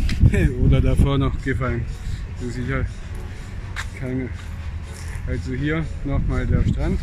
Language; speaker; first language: German; native; German